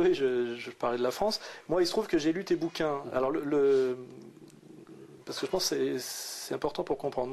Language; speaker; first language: French; native; French